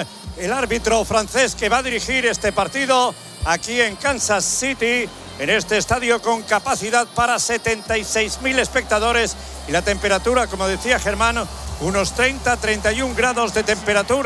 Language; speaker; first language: Spanish; native; Spanish